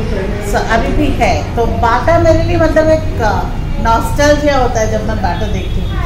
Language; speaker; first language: Hindi; non-native, local second language; Bangla